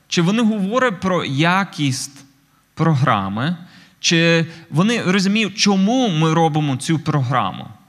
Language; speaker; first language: Ukrainian; non-native, fluent; English